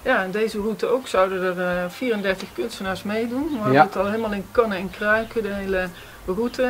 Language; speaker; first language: Dutch; native; Dutch